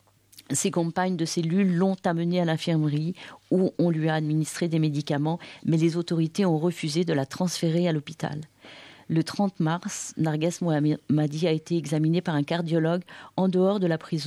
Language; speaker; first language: French; native; French